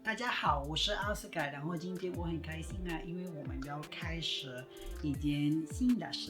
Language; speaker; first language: Chinese; non-native, fluent; Spanish